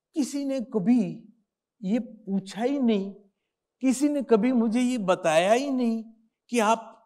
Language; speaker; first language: Hindi; non-native, local second language; Gujarati